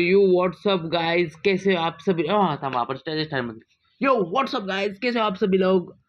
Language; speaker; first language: Hindi; non-native, local second language; Marathi